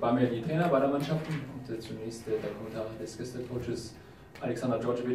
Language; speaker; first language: German; native; German